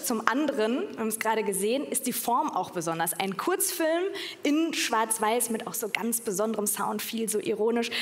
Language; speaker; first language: German; native; German